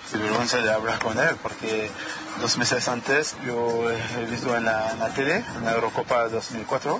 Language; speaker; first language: Spanish; non-native, learner; French